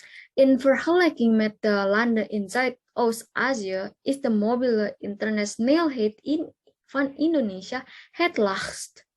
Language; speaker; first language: Dutch; non-native, learner; Indonesian